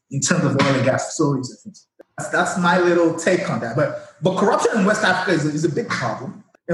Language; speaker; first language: English; non-native, local second language; Yoruba